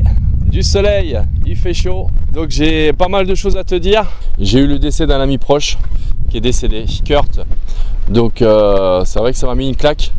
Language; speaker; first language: French; native; French